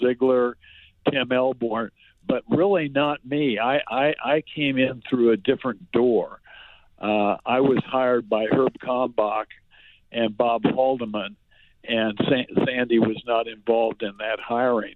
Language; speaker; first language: English; native; English